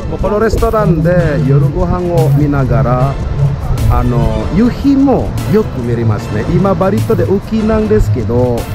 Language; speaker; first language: Japanese; non-native, fluent; Balinese